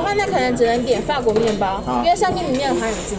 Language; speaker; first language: Chinese; native; Chinese